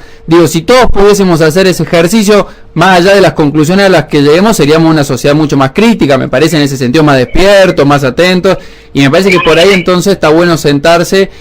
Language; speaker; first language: Spanish; native; Spanish